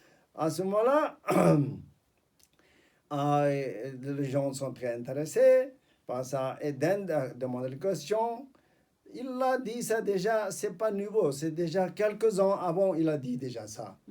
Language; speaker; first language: French; non-native, fluent; Tibetan